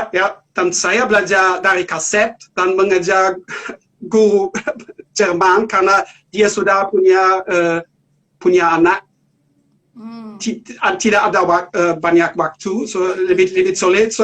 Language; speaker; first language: Indonesian; non-native, learner; German